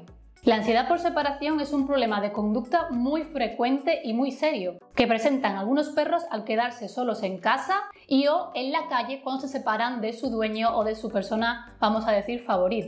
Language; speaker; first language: Spanish; native; Spanish